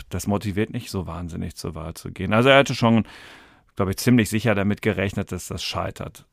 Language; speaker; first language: German; native; German